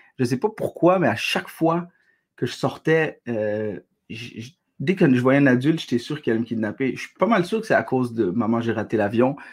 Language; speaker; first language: French; early bilingual, other home language; Arabic